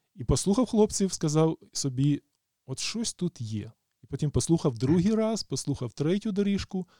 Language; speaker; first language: Ukrainian; native; Ukrainian